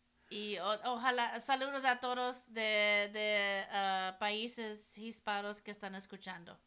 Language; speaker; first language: Spanish; non-native, learner; English